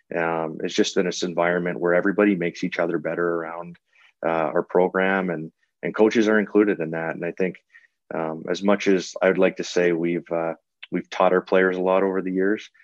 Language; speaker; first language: English; native; English